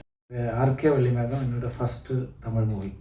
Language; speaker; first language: Tamil; non-native, learner; Malayalam